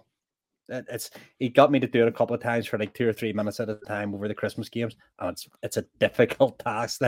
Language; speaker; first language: English; native; English